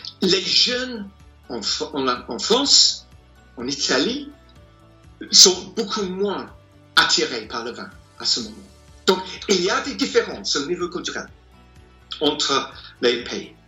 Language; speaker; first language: French; non-native, fluent; English